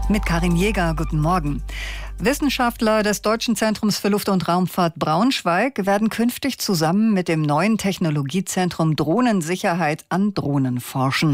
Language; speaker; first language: German; native; German